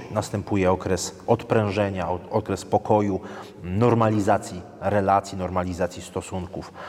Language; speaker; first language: Polish; native; Polish